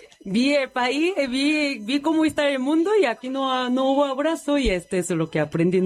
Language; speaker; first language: Spanish; non-native, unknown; Korean